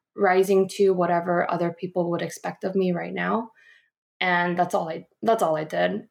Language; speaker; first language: English; early bilingual, other home language; Korean